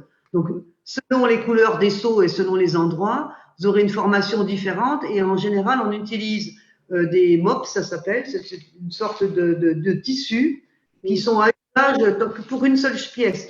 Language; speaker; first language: French; native; French